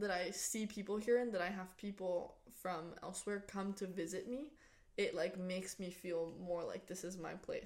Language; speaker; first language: English; non-native, fluent; Spanish